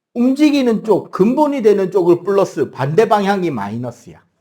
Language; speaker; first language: Korean; native; Korean